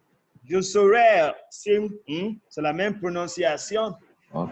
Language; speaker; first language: French; non-native, fluent; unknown